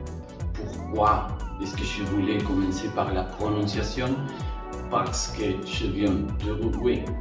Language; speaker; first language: French; non-native, fluent; Spanish